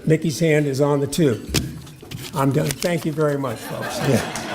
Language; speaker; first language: English; native; English